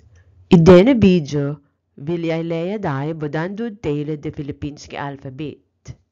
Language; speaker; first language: Danish; non-native, learner; Filipino